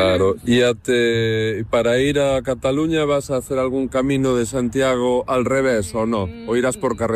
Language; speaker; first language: Portuguese; non-native, fluent; Spanish